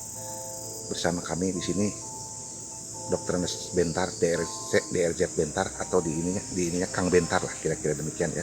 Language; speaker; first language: Indonesian; native; Indonesian